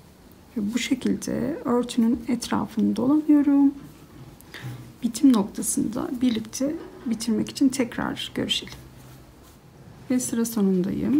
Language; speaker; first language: Turkish; native; Turkish